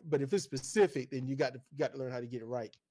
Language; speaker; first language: English; native; English